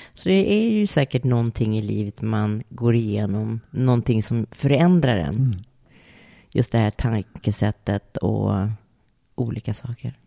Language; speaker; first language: Swedish; native; Swedish